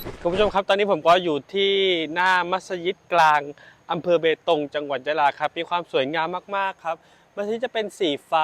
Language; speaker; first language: Thai; native; Thai